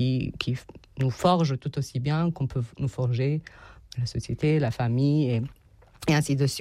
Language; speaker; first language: French; non-native, fluent; Serbian